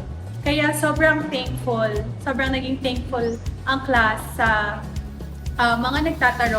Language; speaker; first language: Filipino; non-native, local second language; Bikol